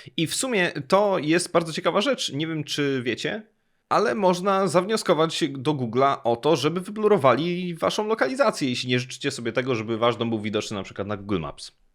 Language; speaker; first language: Polish; native; Polish